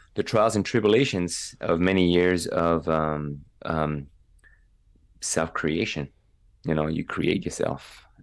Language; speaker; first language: English; non-native, fluent; French